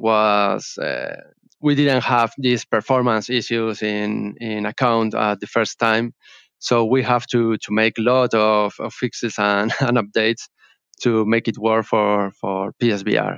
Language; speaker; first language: English; non-native, learner; Spanish